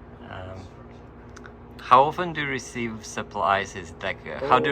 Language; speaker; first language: English; non-native, fluent; Ukrainian